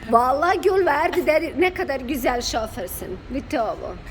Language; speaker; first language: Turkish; non-native, learner; Bosnian